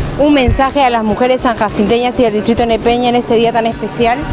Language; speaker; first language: Spanish; native; Spanish